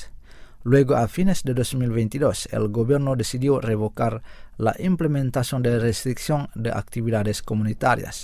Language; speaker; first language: Spanish; non-native, fluent; Indonesian